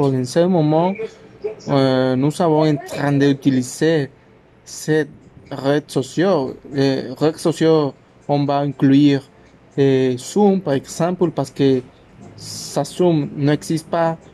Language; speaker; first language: French; non-native, learner; Spanish